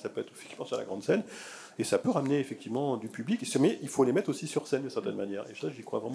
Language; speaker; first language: French; native; French